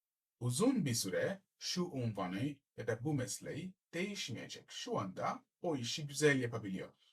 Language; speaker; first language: Turkish; non-native, learner; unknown